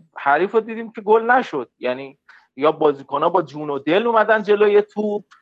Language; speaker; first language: Persian; native; Persian